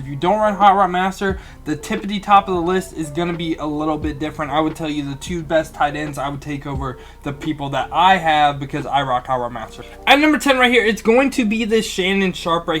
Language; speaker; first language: English; native; English